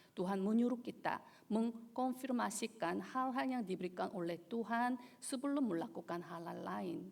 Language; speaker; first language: Indonesian; non-native, fluent; Korean